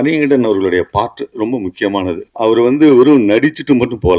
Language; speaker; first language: Tamil; native; Tamil